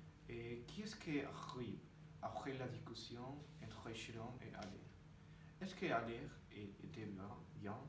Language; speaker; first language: French; non-native, learner; Spanish